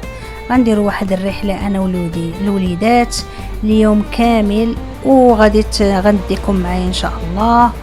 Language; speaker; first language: Arabic; native; Arabic